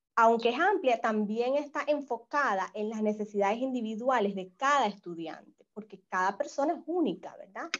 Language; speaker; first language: Spanish; native; Spanish